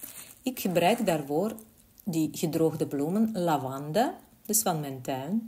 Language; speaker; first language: Dutch; non-native, learner; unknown